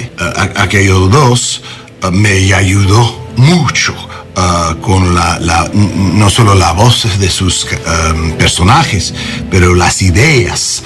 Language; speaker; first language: Spanish; non-native, learner; English